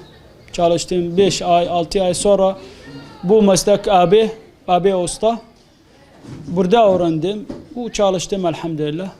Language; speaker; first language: Turkish; non-native, learner; Arabic